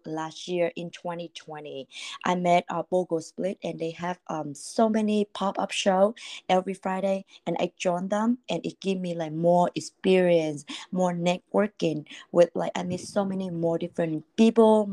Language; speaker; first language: English; non-native, fluent; Vietnamese